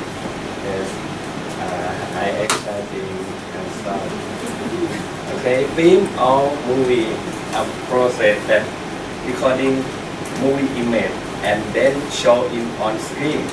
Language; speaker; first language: English; non-native, learner; Thai